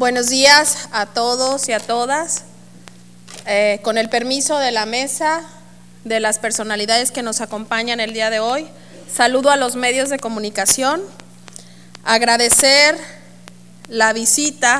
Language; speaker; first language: Spanish; native; Spanish